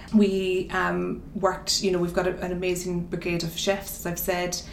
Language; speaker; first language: English; native; English